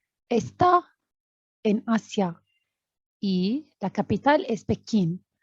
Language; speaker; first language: Spanish; non-native, learner; Arabic